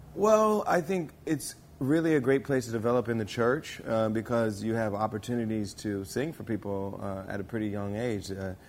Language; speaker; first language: English; native; English